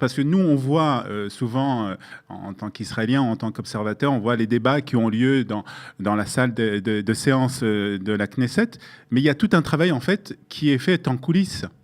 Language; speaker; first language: French; native; French